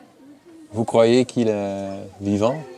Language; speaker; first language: French; non-native, fluent; Dutch